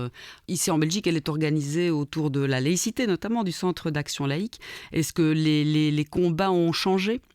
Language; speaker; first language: French; native; French